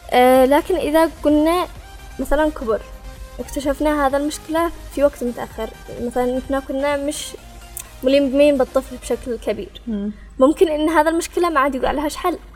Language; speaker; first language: Arabic; native; Arabic